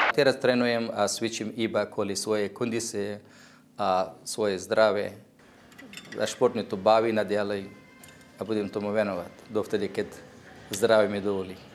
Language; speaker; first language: Slovak; non-native, fluent; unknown